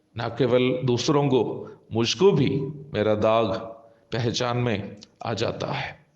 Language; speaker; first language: Hindi; non-native, local second language; Malayalam